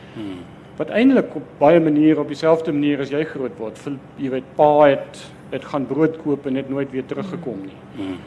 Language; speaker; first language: Afrikaans; native; Afrikaans